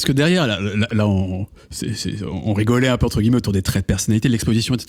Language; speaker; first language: French; native; French